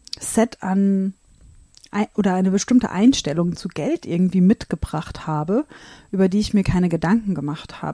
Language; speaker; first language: German; native; German